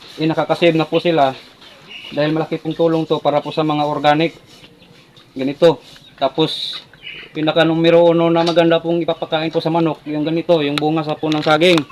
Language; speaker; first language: Filipino; non-native, local second language; Cebuano